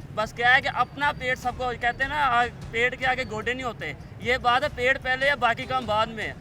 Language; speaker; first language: Urdu; non-native, local second language; Punjabi